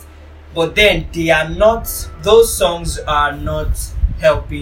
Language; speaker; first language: English; non-native, local second language; Yoruba